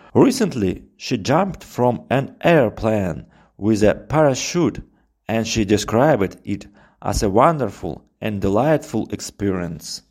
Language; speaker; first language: English; non-native, fluent; Russian